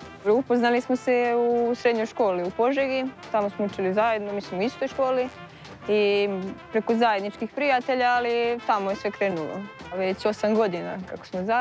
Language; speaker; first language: Serbian; native; Serbian